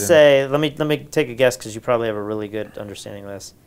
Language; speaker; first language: English; native; English